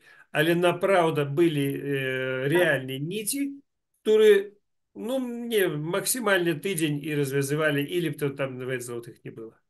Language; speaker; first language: Polish; non-native, learner; Russian